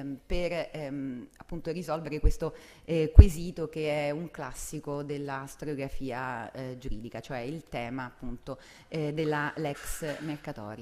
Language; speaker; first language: Italian; native; Italian